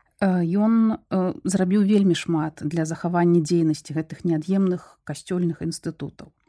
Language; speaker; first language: Belarusian; non-native, local second language; Russian